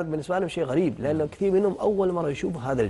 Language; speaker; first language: Arabic; native; Arabic